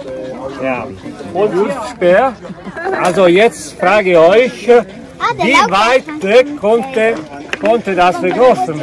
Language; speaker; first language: German; non-native, fluent; Italian